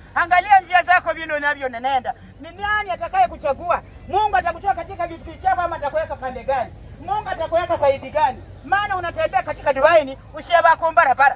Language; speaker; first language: Swahili; non-native, local second language; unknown